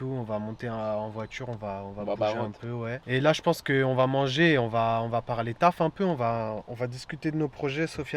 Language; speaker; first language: French; native; French